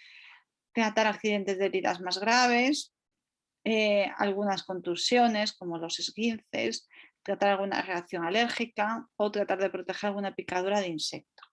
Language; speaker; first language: Spanish; native; Spanish